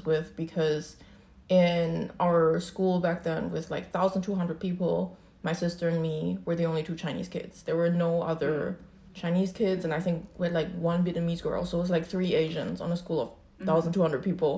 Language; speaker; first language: English; non-native, fluent; Chinese